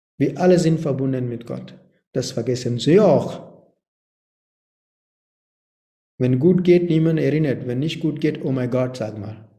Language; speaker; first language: German; non-native, learner; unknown